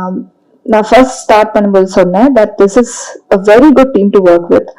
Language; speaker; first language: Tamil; non-native, learner; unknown